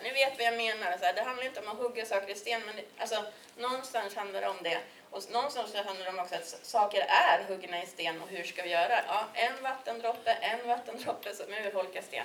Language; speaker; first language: Swedish; native; Swedish